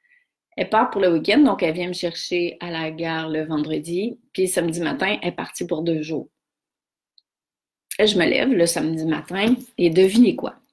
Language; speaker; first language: French; native; French